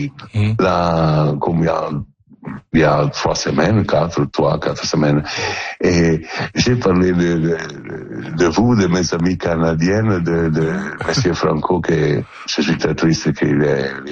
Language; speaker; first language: French; non-native, learner; Italian